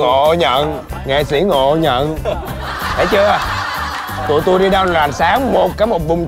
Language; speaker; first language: Vietnamese; native; Vietnamese